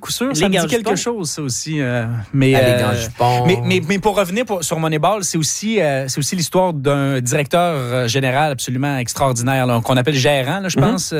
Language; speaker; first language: French; native; French